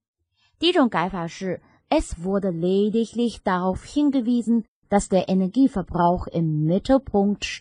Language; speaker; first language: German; non-native, fluent; Chinese